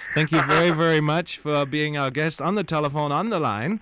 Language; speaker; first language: English; non-native, fluent; German